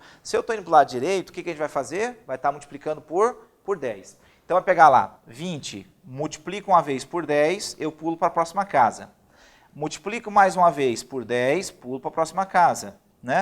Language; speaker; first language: Portuguese; native; Portuguese